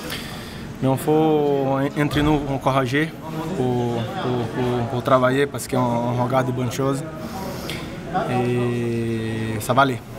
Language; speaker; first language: French; non-native, learner; Portuguese